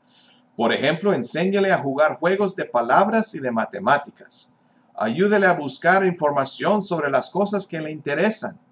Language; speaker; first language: Spanish; non-native, fluent; English